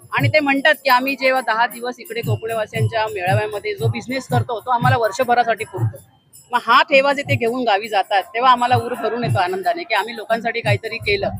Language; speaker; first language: Marathi; native; Marathi